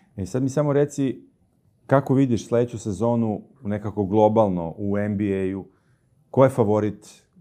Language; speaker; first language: Serbian; native; Serbian